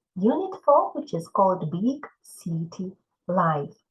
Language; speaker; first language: English; non-native, fluent; Ukrainian